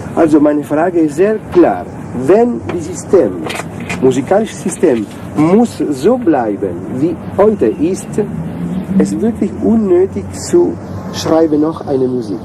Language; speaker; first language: German; non-native, learner; Italian